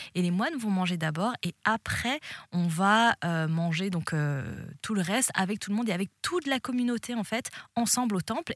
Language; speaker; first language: French; early bilingual, other home language; Cantonese